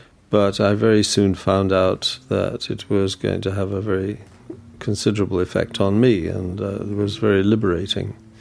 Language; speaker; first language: English; early bilingual, other home language; German